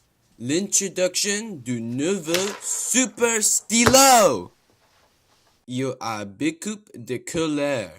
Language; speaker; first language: French; non-native, learner; English